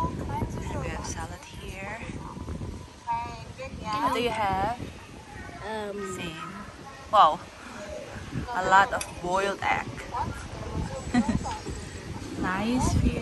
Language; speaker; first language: English; non-native, learner; Indonesian